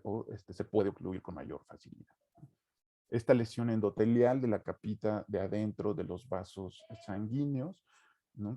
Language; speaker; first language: Spanish; native; Spanish